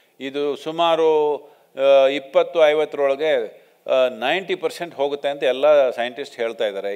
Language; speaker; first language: Kannada; non-native, local second language; Telugu